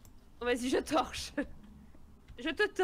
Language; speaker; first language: French; native; French